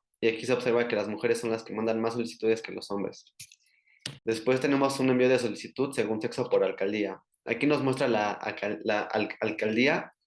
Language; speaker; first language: Spanish; native; Spanish